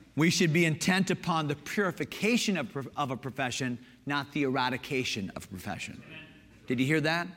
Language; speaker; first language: English; native; English